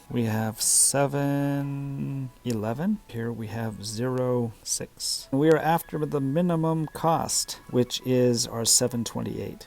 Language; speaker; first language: English; native; English